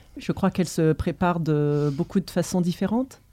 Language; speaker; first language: French; native; French